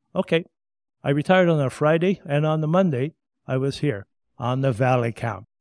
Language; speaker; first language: English; non-native, fluent; French